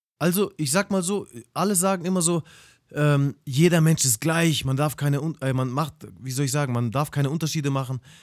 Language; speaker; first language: German; early bilingual, other home language; Russian